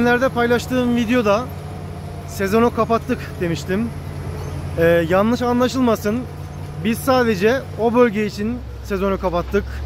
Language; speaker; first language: Turkish; native; Turkish